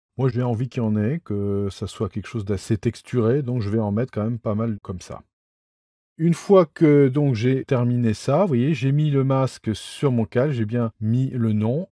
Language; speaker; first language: French; native; French